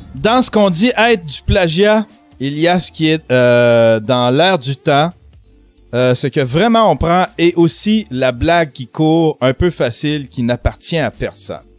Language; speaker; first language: French; native; French